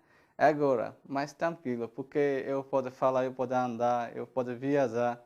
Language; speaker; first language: Portuguese; non-native, learner; Bangla